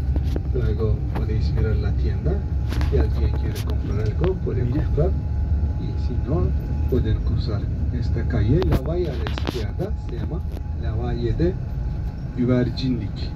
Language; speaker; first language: Spanish; non-native, fluent; Turkish